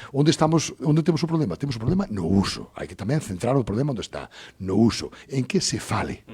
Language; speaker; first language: Galician; native; Galician